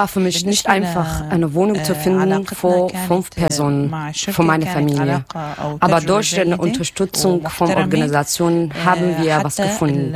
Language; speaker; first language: German; non-native, learner; Arabic